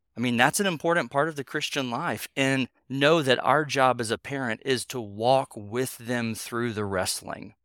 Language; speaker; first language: English; native; English